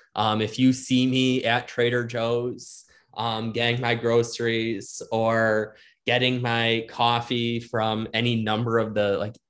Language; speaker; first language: English; native; English